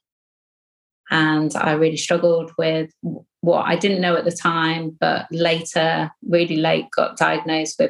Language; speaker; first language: English; native; English